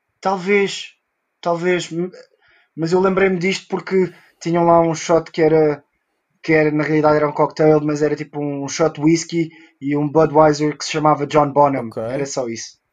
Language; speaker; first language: Portuguese; early bilingual, heritage; Portuguese